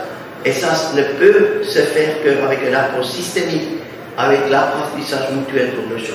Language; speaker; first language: French; non-native, fluent; German